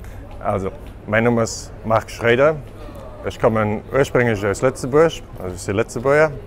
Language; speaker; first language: German; non-native, local second language; Luxembourgish